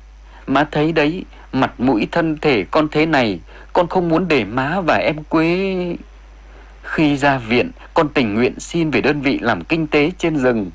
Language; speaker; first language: Vietnamese; native; Vietnamese